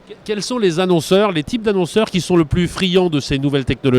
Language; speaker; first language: French; native; French